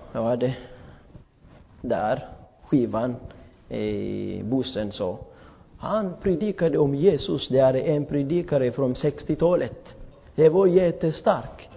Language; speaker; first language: Swedish; non-native, fluent; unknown